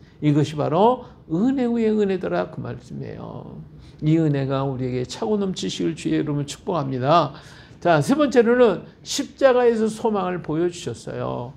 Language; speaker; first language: Korean; native; Korean